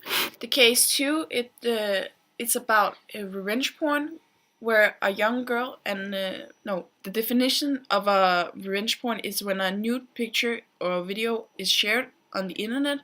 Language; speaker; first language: English; non-native, fluent; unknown